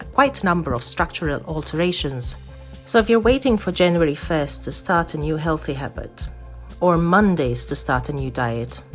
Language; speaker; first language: English; non-native, fluent; Maltese